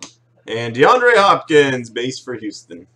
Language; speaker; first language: English; native; English